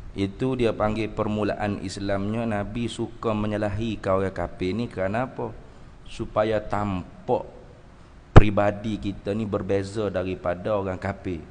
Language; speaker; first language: Malay; native; Malay